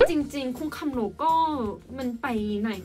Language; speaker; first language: Thai; non-native, learner; Korean